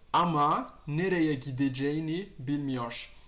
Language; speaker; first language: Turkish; non-native, fluent; Portuguese